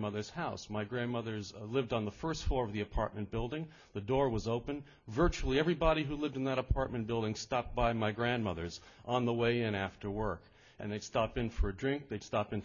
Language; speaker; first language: English; native; English